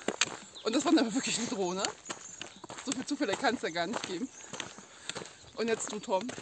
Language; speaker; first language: German; native; German